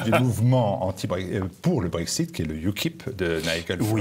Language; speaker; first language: French; native; French